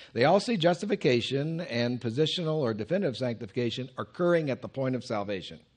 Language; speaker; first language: English; native; English